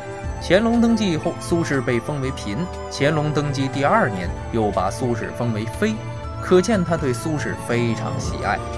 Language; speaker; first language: Chinese; native; Chinese